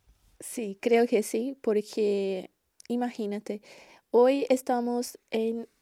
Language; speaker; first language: Spanish; non-native, learner; Portuguese